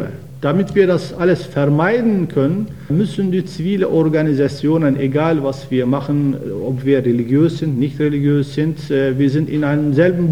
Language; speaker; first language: German; non-native, fluent; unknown